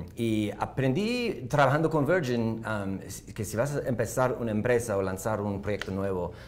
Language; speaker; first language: Spanish; non-native, fluent; English